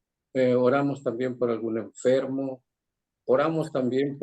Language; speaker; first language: Spanish; native; Spanish